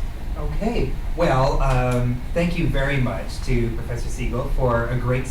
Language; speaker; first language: English; native; English